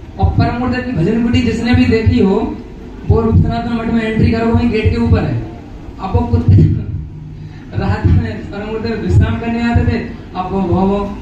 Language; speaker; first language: Hindi; native; Hindi